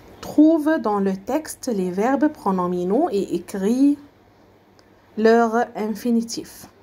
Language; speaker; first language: French; non-native, fluent; Arabic